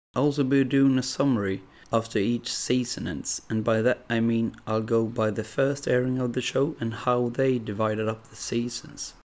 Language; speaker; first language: English; non-native, fluent; Swedish